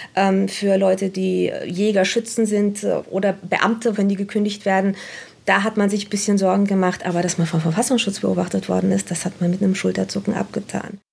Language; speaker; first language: German; non-native, fluent; Romanian